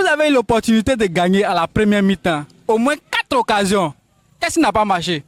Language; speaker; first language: French; non-native, local second language; Wolof